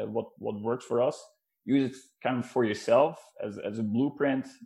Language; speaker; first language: English; non-native, fluent; Dutch